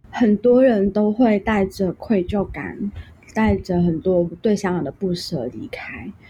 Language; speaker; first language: Chinese; non-native, local second language; Cantonese